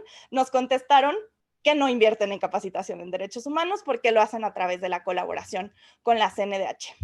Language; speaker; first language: Spanish; native; Spanish